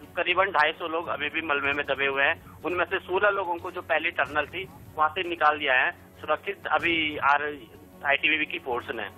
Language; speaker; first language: Hindi; native; Hindi